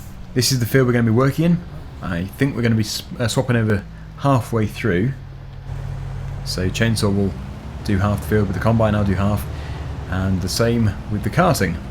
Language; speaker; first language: English; native; English